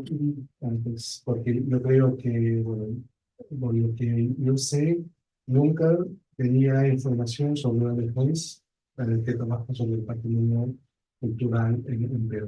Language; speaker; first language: Spanish; non-native, fluent; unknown